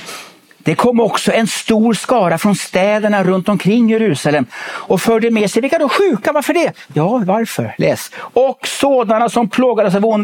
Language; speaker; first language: Swedish; native; Swedish